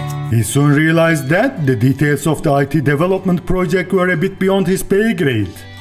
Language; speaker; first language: English; non-native, fluent; Turkish